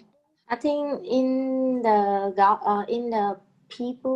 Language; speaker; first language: English; non-native, learner; Vietnamese